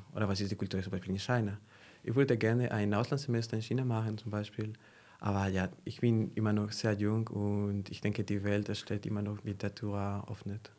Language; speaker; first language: German; non-native, fluent; Spanish